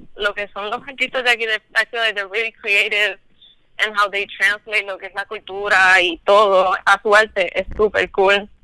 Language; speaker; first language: Spanish; native; Spanish